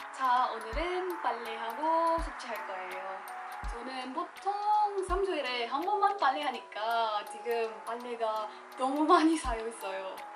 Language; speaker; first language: Korean; non-native, learner; Filipino